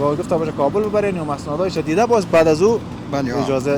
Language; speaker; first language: Persian; non-native, local second language; Pashto